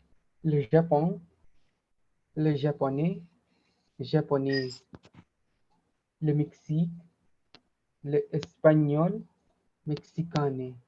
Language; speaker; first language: French; non-native, learner; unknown